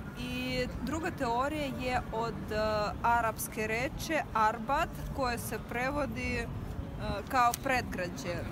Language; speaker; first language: Bosnian; non-native, fluent; Russian